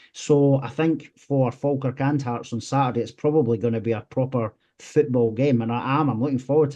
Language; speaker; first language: English; native; English